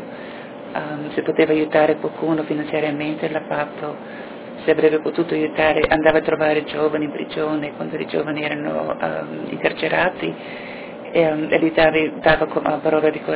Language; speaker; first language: Italian; early bilingual, heritage; Italian